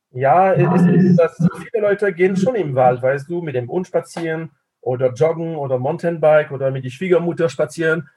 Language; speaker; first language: German; non-native, fluent; French